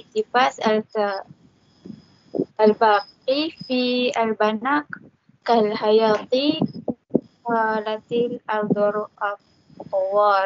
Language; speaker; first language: Arabic; non-native, learner; Malay